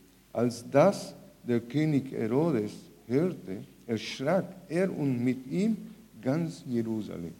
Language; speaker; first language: German; non-native, fluent; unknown